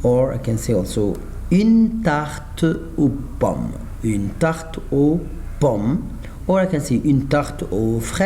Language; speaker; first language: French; non-native, fluent; Arabic